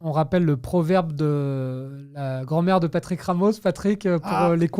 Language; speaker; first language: French; native; French